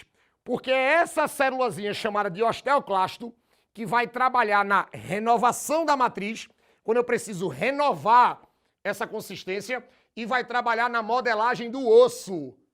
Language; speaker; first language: Portuguese; native; Portuguese